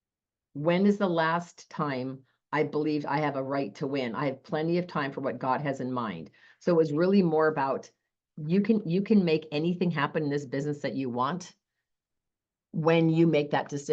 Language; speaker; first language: English; native; English